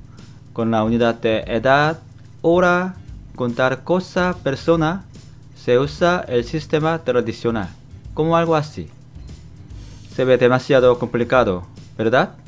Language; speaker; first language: Spanish; non-native, fluent; Korean